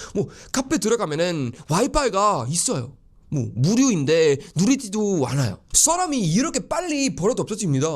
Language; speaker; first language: Korean; non-native, fluent; Swedish